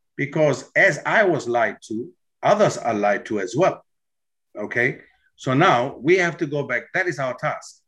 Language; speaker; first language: English; non-native, fluent; German